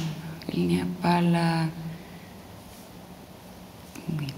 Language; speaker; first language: French; non-native, learner; Lithuanian